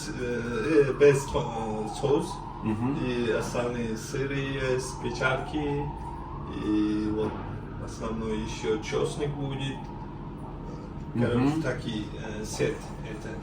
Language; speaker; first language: Russian; non-native, learner; Uzbek